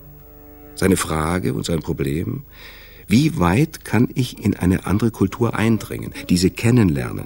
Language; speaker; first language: German; native; German